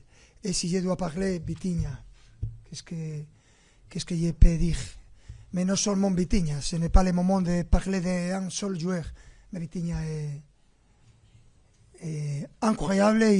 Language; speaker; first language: French; non-native, fluent; Spanish